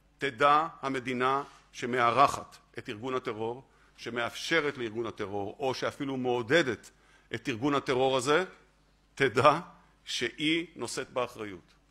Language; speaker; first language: Hebrew; native; Hebrew